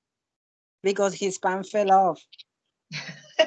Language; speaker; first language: English; non-native, learner; Spanish